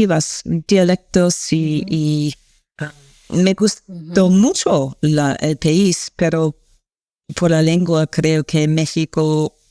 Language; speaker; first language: Spanish; non-native, learner; English